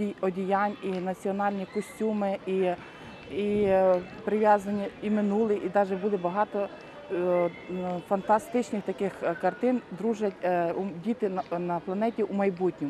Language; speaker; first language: Ukrainian; native; Ukrainian